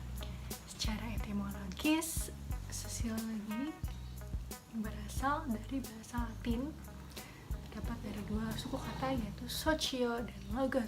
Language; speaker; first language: Indonesian; native; Indonesian